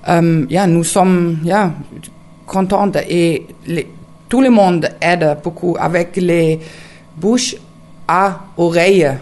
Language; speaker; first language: French; non-native, learner; German